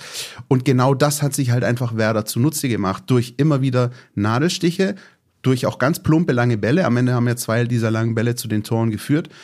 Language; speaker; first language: German; native; German